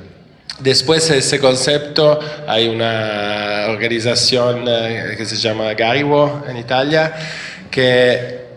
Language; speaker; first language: Spanish; non-native, fluent; Italian